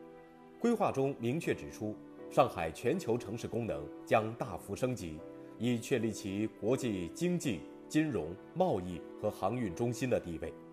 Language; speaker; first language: Chinese; native; Chinese